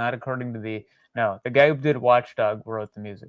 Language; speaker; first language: English; native; English